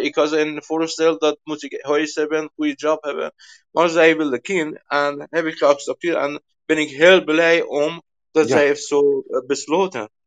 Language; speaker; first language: Dutch; non-native, learner; Persian